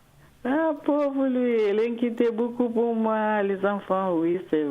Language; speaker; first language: French; non-native, learner; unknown